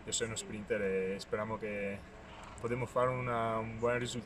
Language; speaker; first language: Spanish; non-native, learner; Italian